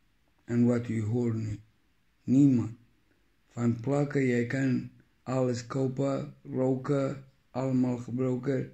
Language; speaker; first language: Dutch; non-native, learner; Persian